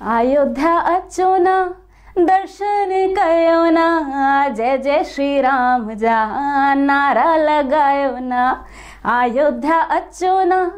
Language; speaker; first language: Hindi; native; Hindi